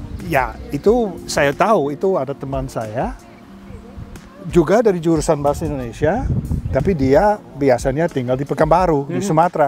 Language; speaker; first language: Indonesian; non-native, fluent; Dutch